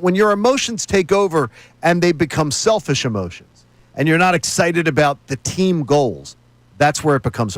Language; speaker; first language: English; native; English